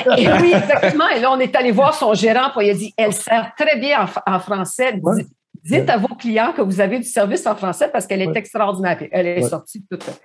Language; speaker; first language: French; native; French